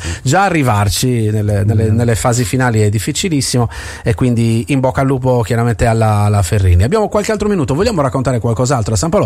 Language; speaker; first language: Italian; native; Italian